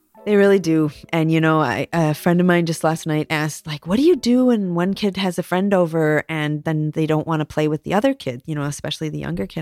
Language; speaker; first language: English; native; English